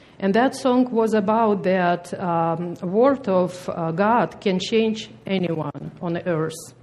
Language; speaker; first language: English; non-native, fluent; Russian